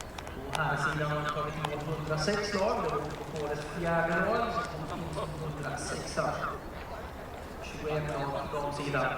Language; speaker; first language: Swedish; native; Swedish